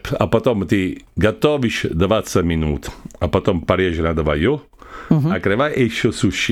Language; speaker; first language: Russian; non-native, learner; Italian